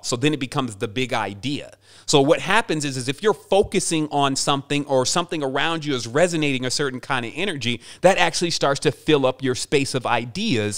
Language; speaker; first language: English; native; English